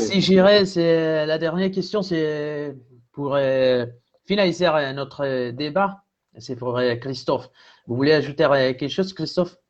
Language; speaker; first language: French; non-native, fluent; Spanish